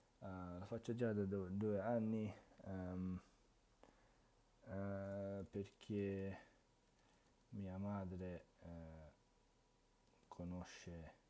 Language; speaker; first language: Italian; non-native, fluent; English